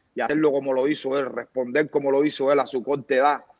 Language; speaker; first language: Spanish; native; Spanish